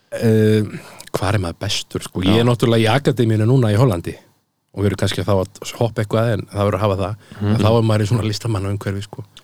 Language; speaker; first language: Icelandic; native; Icelandic